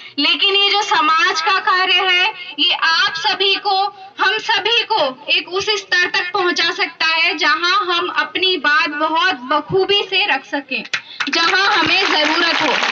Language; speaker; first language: Hindi; native; Hindi